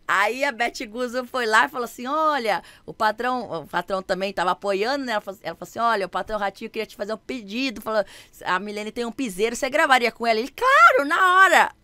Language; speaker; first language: Portuguese; native; Portuguese